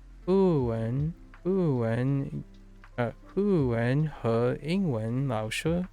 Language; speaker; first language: Chinese; non-native, learner; English